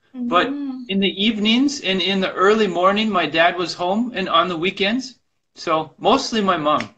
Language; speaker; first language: English; native; English